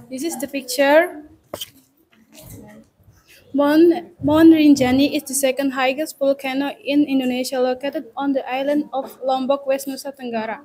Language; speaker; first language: English; non-native, learner; Indonesian